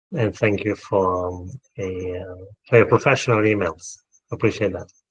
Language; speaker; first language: English; non-native, local second language; Morisyen